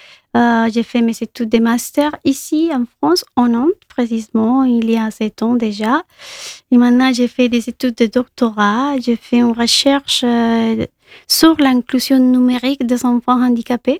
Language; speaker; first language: French; non-native, fluent; Spanish